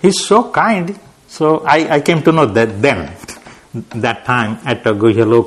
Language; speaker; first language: English; non-native, local second language; Marathi